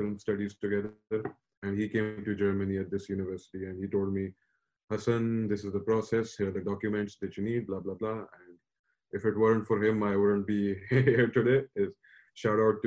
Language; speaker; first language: English; non-native, local second language; Urdu